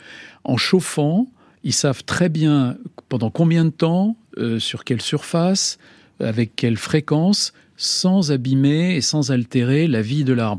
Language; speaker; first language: French; native; French